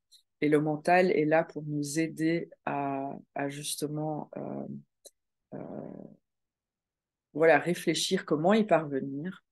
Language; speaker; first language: French; native; French